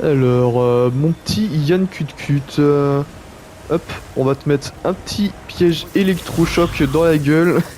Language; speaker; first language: French; native; French